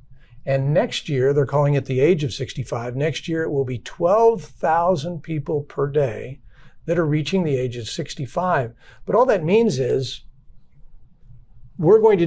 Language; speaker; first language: English; native; English